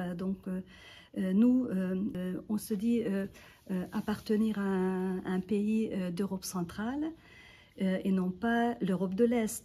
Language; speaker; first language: French; non-native, fluent; Hungarian